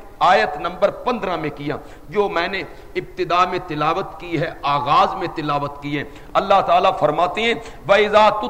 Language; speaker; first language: Urdu; non-native, local second language; Punjabi